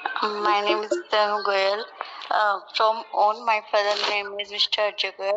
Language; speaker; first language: English; non-native, learner; Punjabi